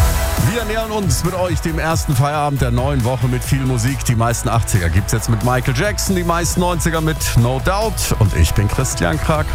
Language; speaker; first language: German; native; German